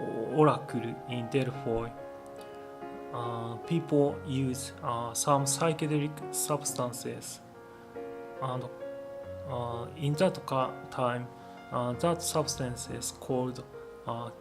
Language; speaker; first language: English; non-native, learner; Japanese